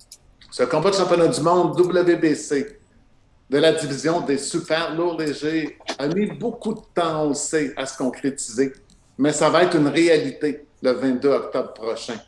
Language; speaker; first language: French; native; French